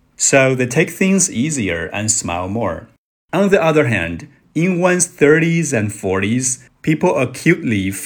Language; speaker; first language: English; non-native, fluent; Chinese